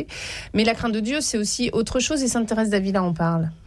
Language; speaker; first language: French; native; French